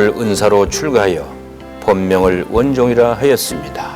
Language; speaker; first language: Korean; native; Korean